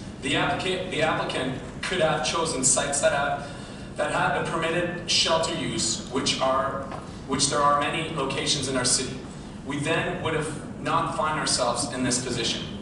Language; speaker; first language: English; non-native, local second language; French